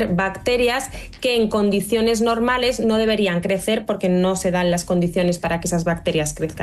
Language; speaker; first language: Spanish; native; Spanish